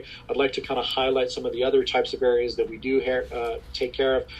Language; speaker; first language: English; native; English